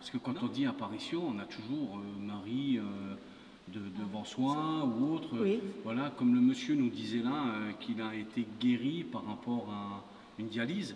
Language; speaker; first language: French; native; French